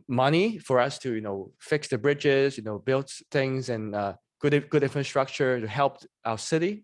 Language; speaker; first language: English; non-native, local second language; Cantonese